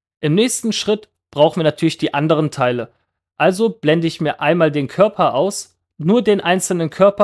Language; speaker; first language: German; native; German